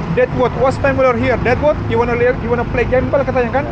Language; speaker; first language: English; non-native, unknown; Indonesian